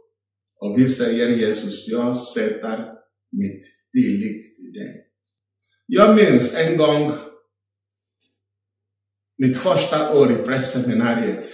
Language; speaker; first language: Swedish; non-native, fluent; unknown